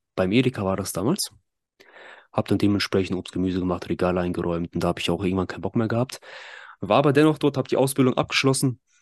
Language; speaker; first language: German; early bilingual, other home language; Russian